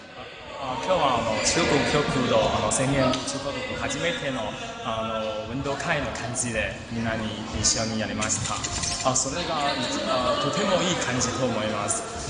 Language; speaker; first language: Japanese; non-native, learner; Chinese